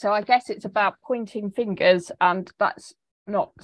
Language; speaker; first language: English; native; English